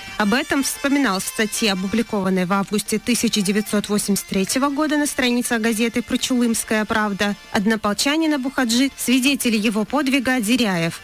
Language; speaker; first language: Russian; non-native, local second language; Chechen